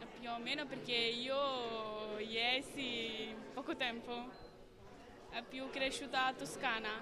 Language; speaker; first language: Italian; non-native, learner; Bangla